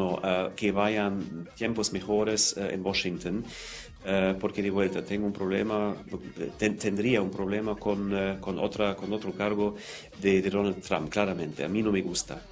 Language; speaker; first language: Spanish; non-native, fluent; German